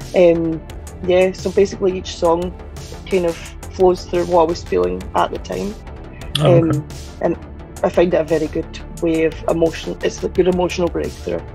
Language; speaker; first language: English; native; English